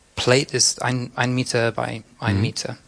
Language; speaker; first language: German; non-native, fluent; English